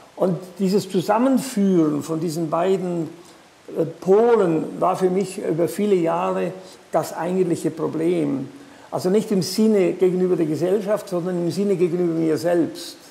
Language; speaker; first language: German; native; German